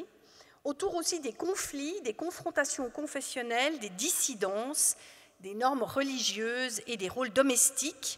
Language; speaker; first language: French; native; French